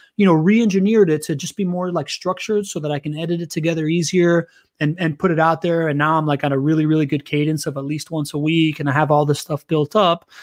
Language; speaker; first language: English; early bilingual, other home language; Spanish